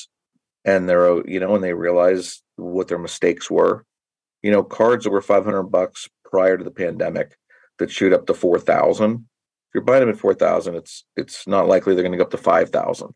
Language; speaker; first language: English; native; English